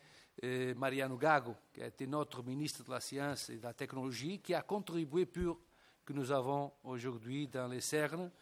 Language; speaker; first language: French; non-native, fluent; Portuguese